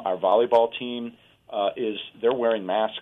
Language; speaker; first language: English; native; English